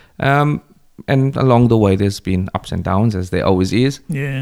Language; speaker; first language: English; native; English